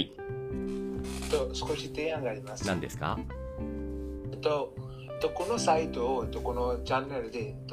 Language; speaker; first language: Japanese; non-native, learner; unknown